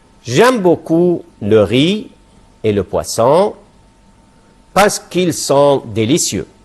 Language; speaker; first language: French; non-native, fluent; Arabic